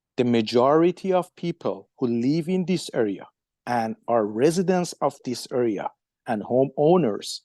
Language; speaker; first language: English; non-native, fluent; Persian